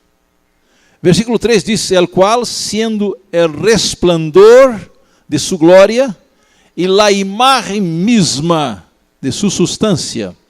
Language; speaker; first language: Spanish; non-native, learner; Portuguese